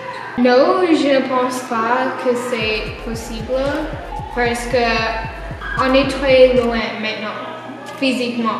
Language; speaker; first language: French; non-native, learner; English